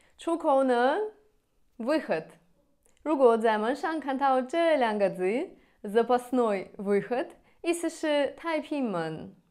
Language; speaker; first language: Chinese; non-native, fluent; Russian